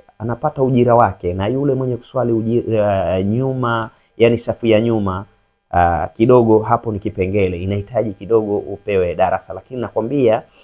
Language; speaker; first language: Swahili; native; Swahili